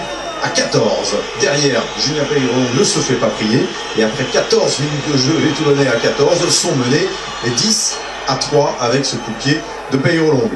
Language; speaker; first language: French; native; French